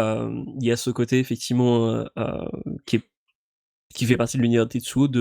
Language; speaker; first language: French; native; French